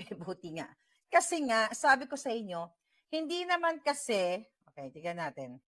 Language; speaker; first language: Filipino; native; Filipino